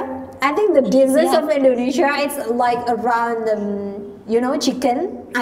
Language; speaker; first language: English; non-native, learner; Indonesian